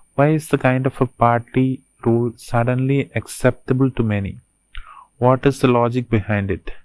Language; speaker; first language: English; non-native, local second language; Malayalam